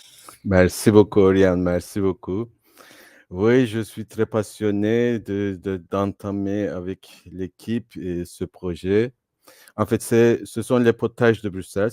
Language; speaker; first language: French; non-native, fluent; Turkish